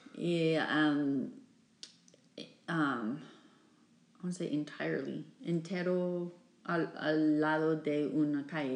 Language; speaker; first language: Spanish; non-native, fluent; English